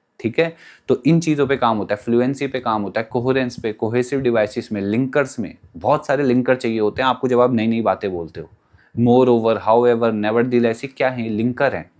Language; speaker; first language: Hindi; native; Hindi